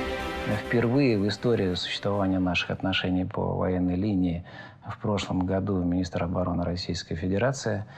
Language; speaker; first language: Russian; native; Russian